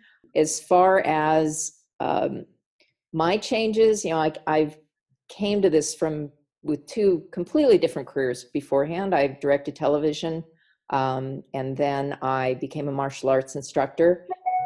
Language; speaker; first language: English; native; English